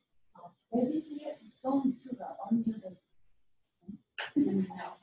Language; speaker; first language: English; non-native, learner; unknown